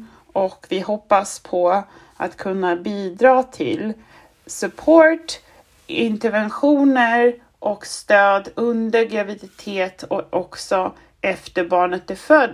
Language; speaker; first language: Swedish; non-native, fluent; German